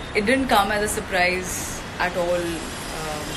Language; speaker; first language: English; non-native, local second language; Hindi